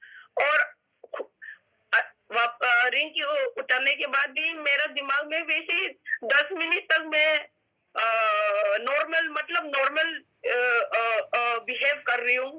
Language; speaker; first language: Hindi; non-native, local second language; Manipuri